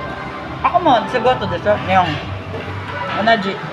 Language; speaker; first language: Japanese; non-native, learner; Filipino